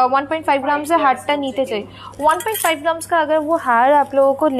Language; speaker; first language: Hindi; non-native, local second language; Bangla